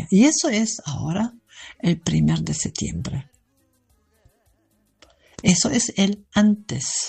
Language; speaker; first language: Spanish; non-native, fluent; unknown